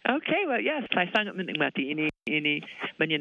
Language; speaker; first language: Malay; non-native, fluent; English